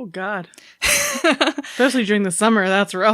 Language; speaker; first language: English; native; English